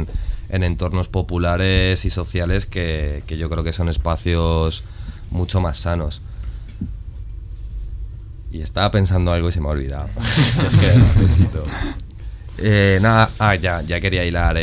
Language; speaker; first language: Spanish; native; Spanish